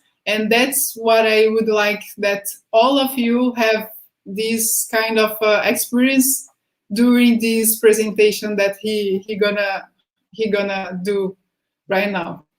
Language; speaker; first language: English; non-native, fluent; Portuguese